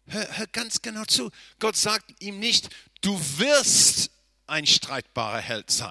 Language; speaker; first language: German; non-native, fluent; English